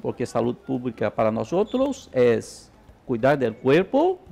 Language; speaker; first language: Spanish; non-native, learner; Portuguese